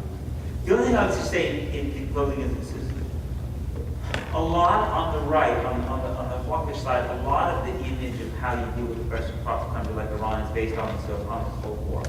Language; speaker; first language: English; native; English